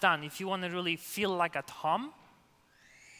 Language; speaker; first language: English; non-native, fluent; Polish